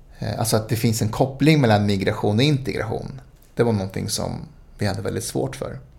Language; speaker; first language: Swedish; early bilingual, other home language; Spanish